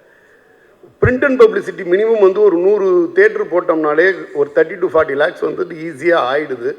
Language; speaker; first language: Tamil; native; Tamil